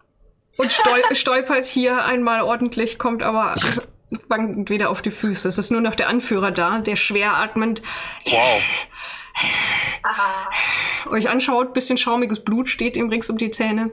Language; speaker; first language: German; native; German